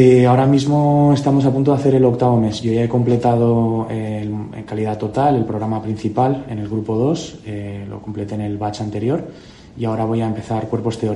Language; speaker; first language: Spanish; native; Spanish